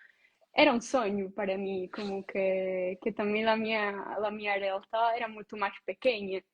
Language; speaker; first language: Portuguese; non-native, learner; Italian